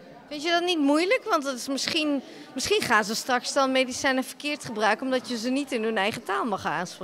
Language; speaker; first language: Dutch; early bilingual, other home language; Turkish